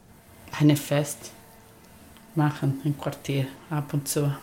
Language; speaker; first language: German; non-native, learner; Spanish